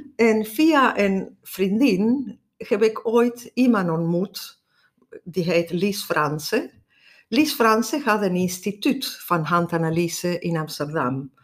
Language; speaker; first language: Dutch; non-native, fluent; Spanish